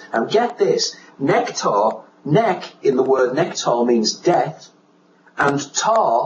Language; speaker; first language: English; native; English